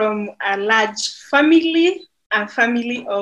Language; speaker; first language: English; non-native, local second language; Kikuyu